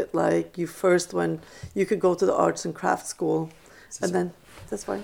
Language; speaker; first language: English; non-native, fluent; Norwegian